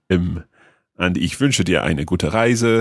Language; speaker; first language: German; non-native, learner; English